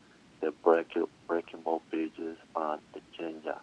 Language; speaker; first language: English; non-native, learner; Spanish